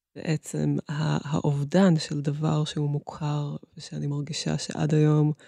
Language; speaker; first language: Hebrew; early bilingual, other home language; Russian